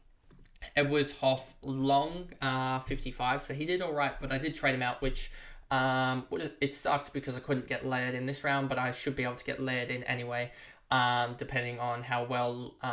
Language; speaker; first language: English; native; English